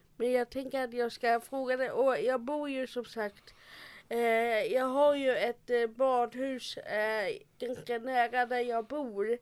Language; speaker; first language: Swedish; native; Swedish